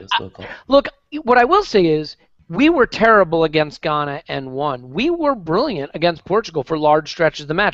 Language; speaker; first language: English; native; English